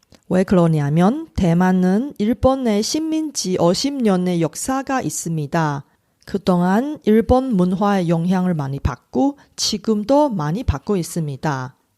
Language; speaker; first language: Korean; non-native, fluent; Chinese